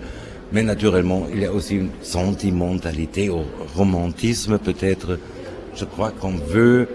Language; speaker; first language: French; non-native, fluent; German